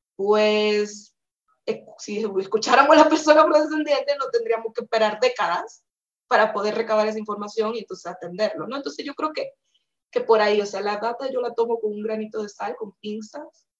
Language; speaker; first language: Spanish; native; Spanish